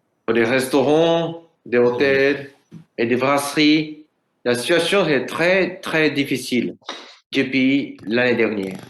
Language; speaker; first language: French; non-native, learner; Japanese